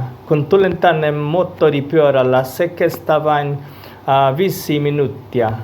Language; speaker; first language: Finnish; non-native, learner; Portuguese